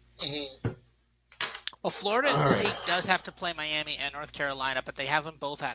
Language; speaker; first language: English; native; English